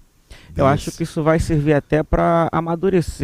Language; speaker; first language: Portuguese; native; Portuguese